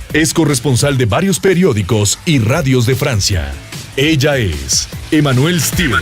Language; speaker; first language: Spanish; native; Spanish